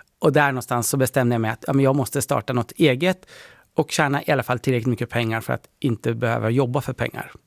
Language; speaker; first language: Swedish; early bilingual, other home language; Persian